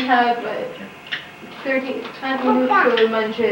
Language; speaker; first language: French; non-native, learner; English